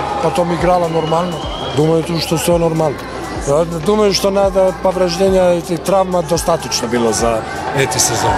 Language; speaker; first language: Russian; non-native, fluent; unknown